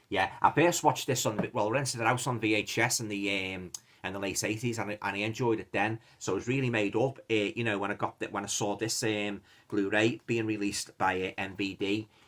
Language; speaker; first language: English; native; English